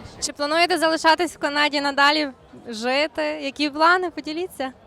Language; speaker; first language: Ukrainian; native; Ukrainian